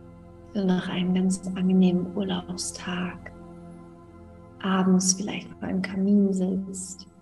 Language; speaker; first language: German; native; German